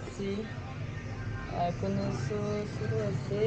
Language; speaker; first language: Spanish; non-native, learner; French